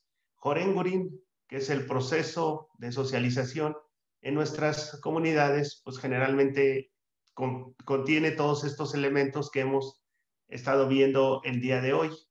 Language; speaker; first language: Spanish; native; Spanish